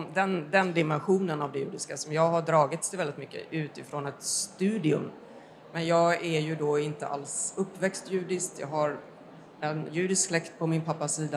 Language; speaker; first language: Swedish; native; Swedish